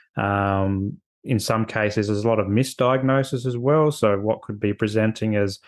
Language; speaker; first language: English; native; English